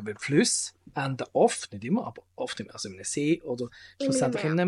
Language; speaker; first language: German; native; German